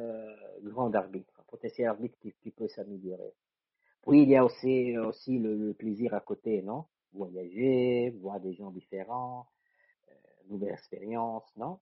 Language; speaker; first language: French; non-native, fluent; Italian